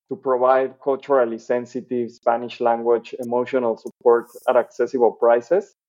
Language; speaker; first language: English; non-native, fluent; Spanish